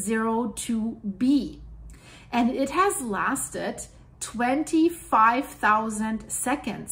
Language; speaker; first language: English; non-native, fluent; German